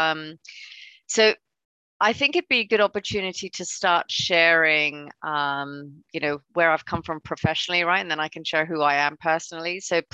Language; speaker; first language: English; non-native, local second language; Cantonese